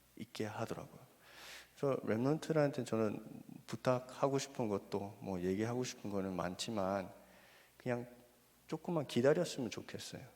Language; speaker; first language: Korean; non-native, fluent; Spanish